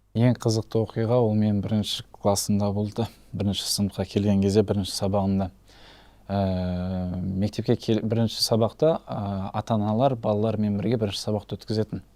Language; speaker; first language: Kazakh; non-native, local second language; Turkish